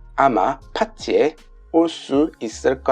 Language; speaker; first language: Korean; non-native, fluent; French